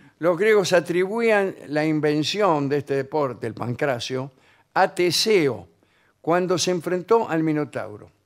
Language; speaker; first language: Spanish; native; Spanish